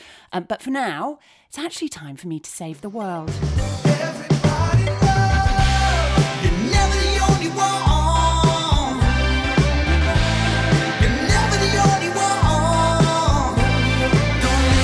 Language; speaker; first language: English; native; English